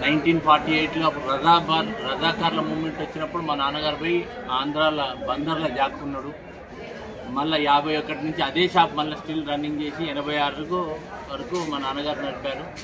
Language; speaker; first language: Telugu; native; Telugu